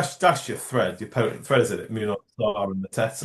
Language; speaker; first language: English; native; English